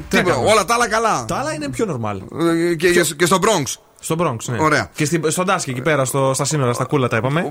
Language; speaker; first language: Greek; native; Greek